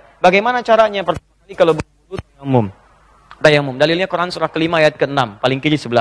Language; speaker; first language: Indonesian; native; Indonesian